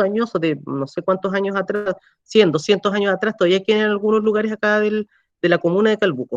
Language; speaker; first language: Spanish; native; Spanish